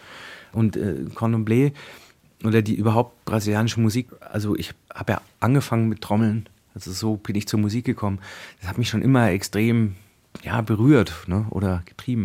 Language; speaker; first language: German; native; German